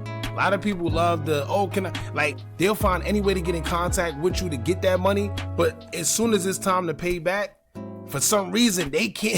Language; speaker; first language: English; native; English